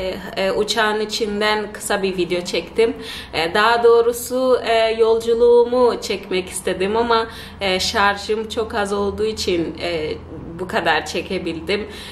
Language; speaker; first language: Turkish; non-native, fluent; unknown